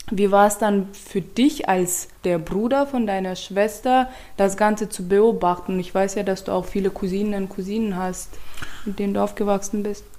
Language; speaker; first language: German; non-native, fluent; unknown